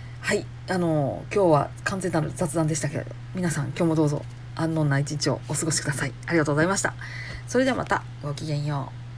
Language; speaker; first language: Japanese; native; Japanese